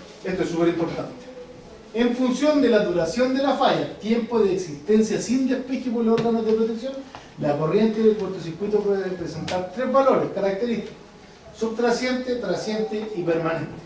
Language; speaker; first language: Spanish; native; Spanish